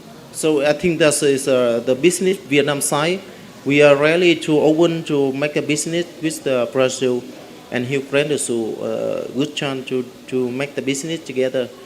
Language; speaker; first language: English; non-native, learner; Vietnamese